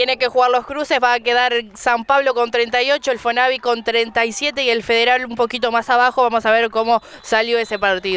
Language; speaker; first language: Spanish; native; Spanish